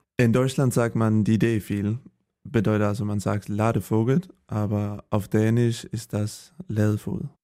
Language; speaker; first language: German; non-native, fluent; Danish